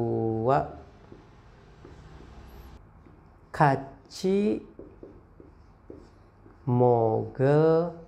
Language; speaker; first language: Korean; non-native, fluent; Indonesian